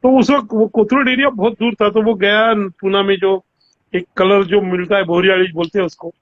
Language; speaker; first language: Hindi; non-native, fluent; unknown